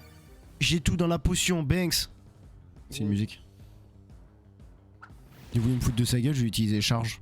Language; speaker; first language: French; native; French